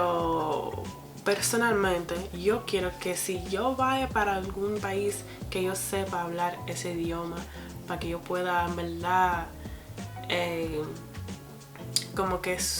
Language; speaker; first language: Spanish; non-native, fluent; English